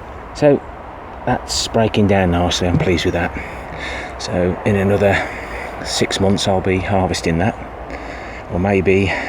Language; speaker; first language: English; native; English